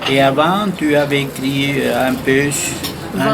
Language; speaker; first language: French; non-native, fluent; Spanish